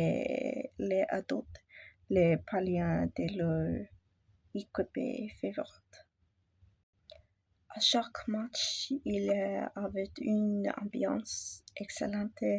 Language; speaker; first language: French; non-native, learner; English